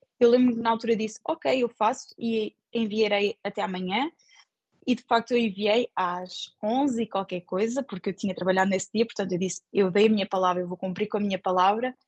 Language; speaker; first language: Portuguese; native; Portuguese